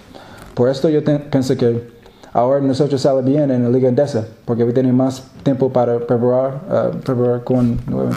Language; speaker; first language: Spanish; non-native, learner; English